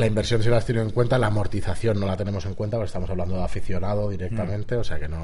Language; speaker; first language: Spanish; native; Spanish